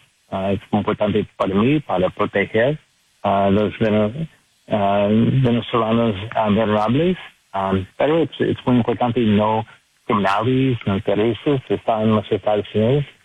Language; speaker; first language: Spanish; non-native, learner; English